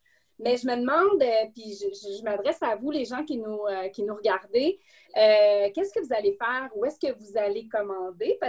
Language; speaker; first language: French; native; French